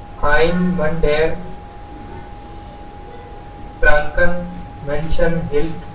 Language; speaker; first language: German; non-native, learner; Hindi